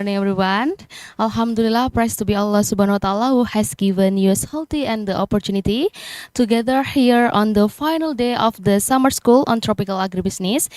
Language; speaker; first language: English; non-native, learner; Indonesian